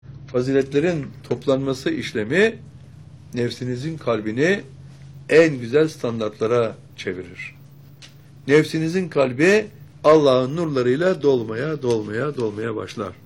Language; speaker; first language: Turkish; native; Turkish